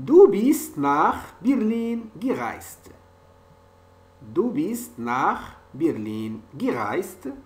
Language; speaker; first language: German; non-native, fluent; French